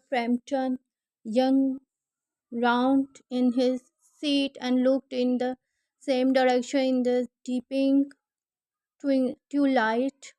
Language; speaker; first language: English; non-native, learner; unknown